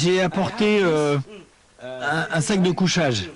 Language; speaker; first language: French; non-native, learner; Japanese